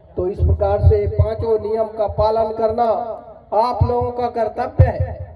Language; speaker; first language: Hindi; non-native, local second language; Gondi